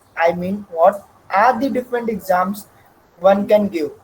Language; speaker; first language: English; non-native, local second language; Marathi